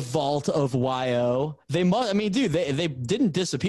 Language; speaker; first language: English; native; English